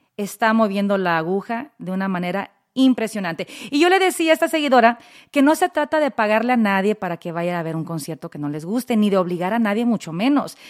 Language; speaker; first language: Spanish; early bilingual, heritage; Spanish